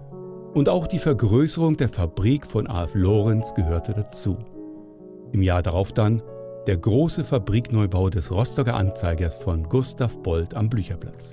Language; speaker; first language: German; native; German